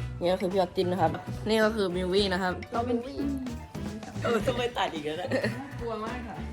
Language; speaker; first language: Thai; native; Thai